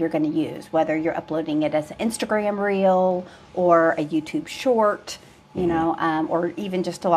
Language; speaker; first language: English; native; English